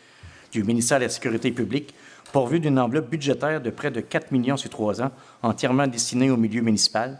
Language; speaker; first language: French; native; French